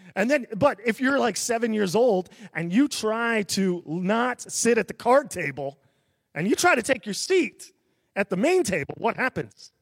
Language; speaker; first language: English; native; English